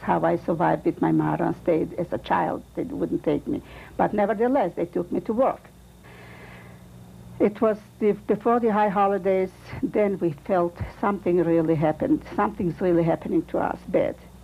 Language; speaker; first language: English; non-native, fluent; Russian